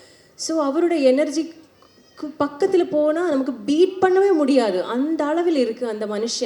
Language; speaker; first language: Tamil; non-native, learner; Malayalam